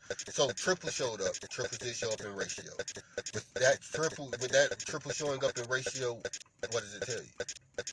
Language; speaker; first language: English; native; English